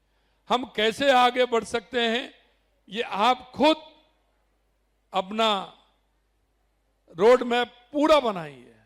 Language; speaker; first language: Hindi; native; Hindi